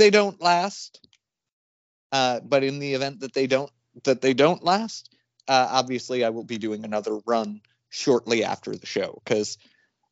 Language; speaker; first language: English; native; English